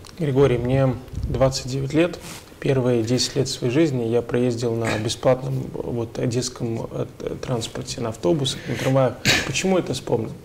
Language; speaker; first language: Russian; native; Russian